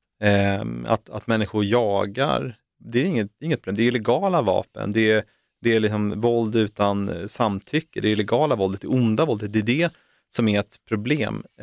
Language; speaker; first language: Swedish; native; Swedish